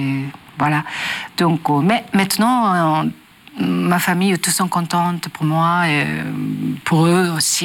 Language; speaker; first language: French; non-native, learner; Japanese